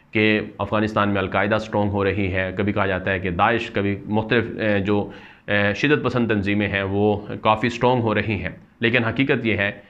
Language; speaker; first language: Urdu; native; Urdu